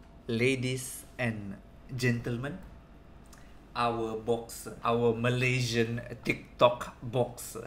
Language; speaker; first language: English; non-native, local second language; Malay